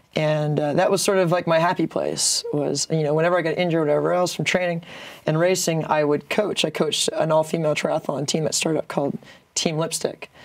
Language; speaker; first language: English; native; English